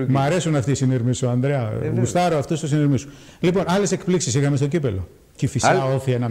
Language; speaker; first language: Greek; native; Greek